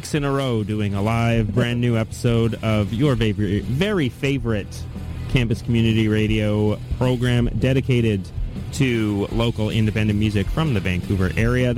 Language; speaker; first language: English; native; English